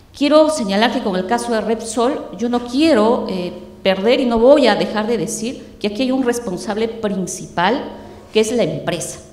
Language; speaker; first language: Spanish; native; Spanish